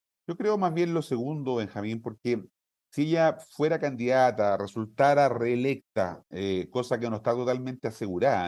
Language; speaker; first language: Spanish; native; Spanish